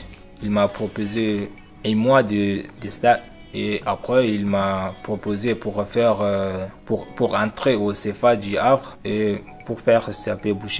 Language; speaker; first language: French; non-native, learner; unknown